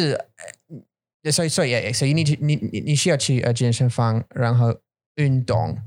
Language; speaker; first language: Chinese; non-native, learner; English